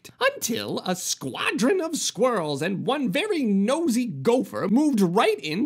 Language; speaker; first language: English; native; English